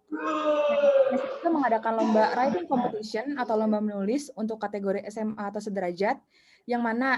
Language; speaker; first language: Indonesian; native; Indonesian